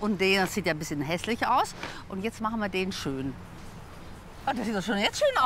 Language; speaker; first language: German; native; German